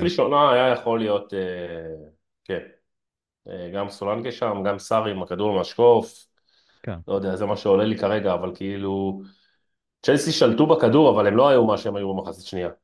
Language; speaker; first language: Hebrew; native; Hebrew